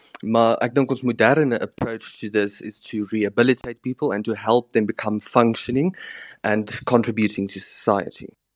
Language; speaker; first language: English; non-native, local second language; Afrikaans